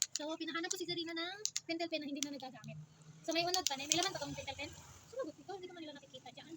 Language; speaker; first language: Filipino; non-native, local second language; Hiligaynon